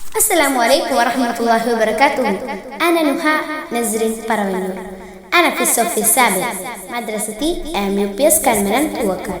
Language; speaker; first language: Arabic; non-native, learner; Malayalam